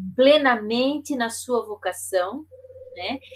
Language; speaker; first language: Portuguese; native; Portuguese